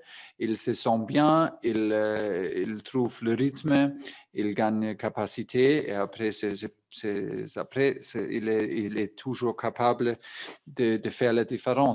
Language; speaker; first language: French; non-native, fluent; German